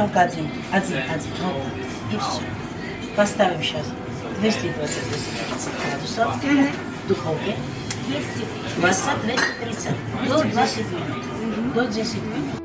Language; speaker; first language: Russian; non-native, learner; Georgian